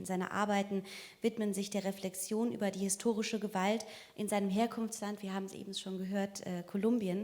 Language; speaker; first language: German; native; German